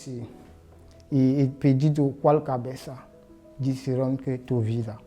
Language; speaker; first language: Spanish; non-native, learner; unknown